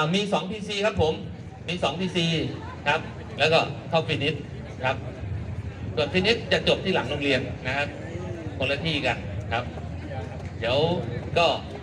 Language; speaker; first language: Thai; native; Thai